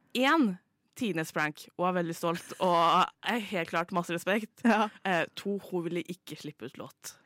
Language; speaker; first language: Norwegian; native; Norwegian